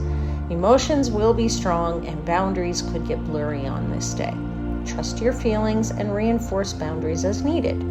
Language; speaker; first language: English; native; English